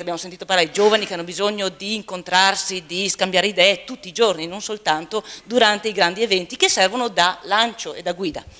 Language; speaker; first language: Italian; native; Italian